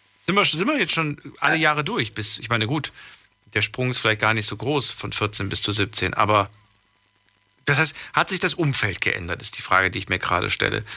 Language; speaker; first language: German; native; German